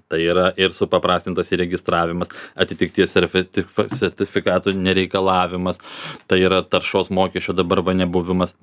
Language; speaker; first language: Lithuanian; native; Lithuanian